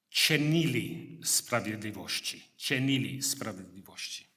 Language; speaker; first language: Polish; non-native, learner; English